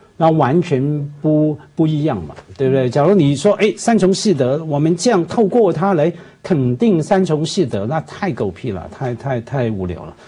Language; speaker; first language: Chinese; non-native, local second language; Cantonese